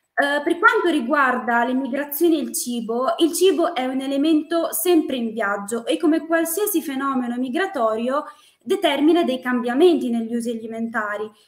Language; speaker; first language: Italian; native; Italian